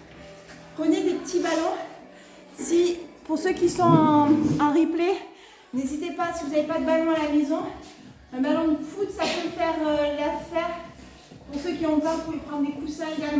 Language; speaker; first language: French; native; French